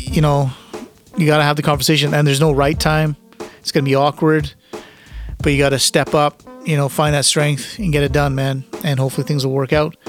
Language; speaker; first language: Punjabi; early bilingual, heritage; Punjabi